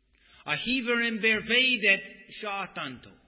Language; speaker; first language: Hungarian; non-native, fluent; English